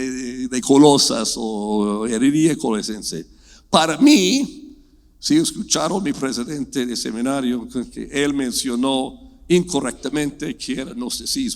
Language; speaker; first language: Spanish; non-native, fluent; English